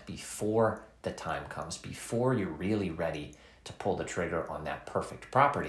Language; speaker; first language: English; native; English